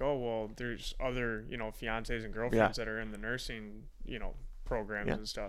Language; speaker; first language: English; native; English